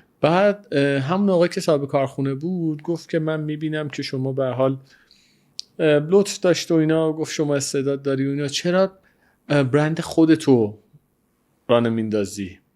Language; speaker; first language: Persian; native; Persian